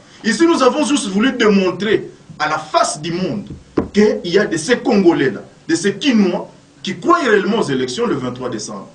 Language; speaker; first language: French; non-native, local second language; Lingala